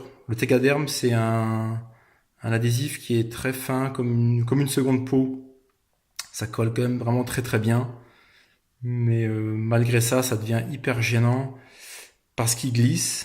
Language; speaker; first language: French; native; French